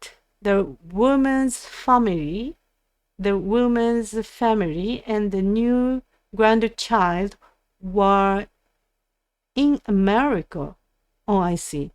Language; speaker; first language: English; non-native, learner; Japanese